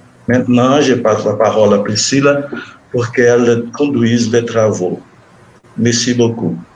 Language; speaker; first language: French; non-native, fluent; Portuguese